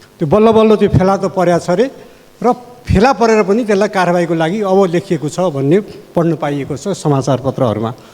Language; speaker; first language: Nepali; native; Nepali